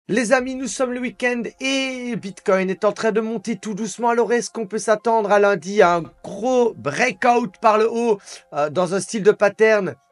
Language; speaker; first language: French; native; French